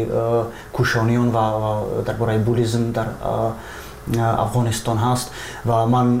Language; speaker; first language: Persian; non-native, fluent; Czech